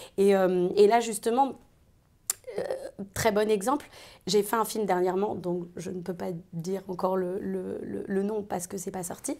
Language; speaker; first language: French; native; French